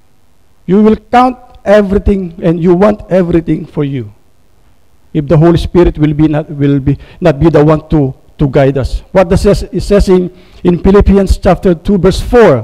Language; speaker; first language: English; non-native, local second language; Filipino